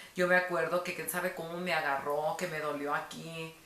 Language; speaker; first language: Spanish; early bilingual, heritage; Spanish